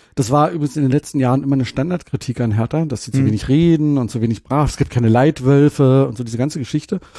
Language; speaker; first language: German; native; German